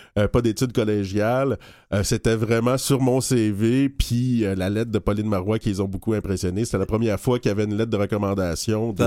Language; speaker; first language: French; native; French